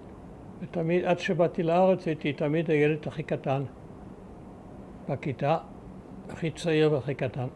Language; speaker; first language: Hebrew; early bilingual, other home language; German